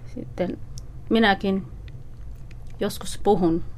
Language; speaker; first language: Finnish; non-native, learner; Somali